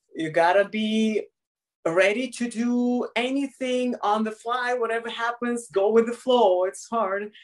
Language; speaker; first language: English; non-native, fluent; Russian